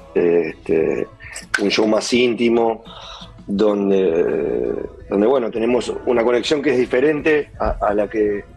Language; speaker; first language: Spanish; native; Spanish